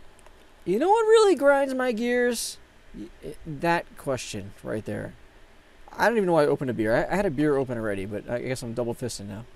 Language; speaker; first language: English; native; English